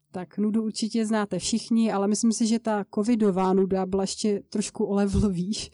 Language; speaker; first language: Czech; native; Czech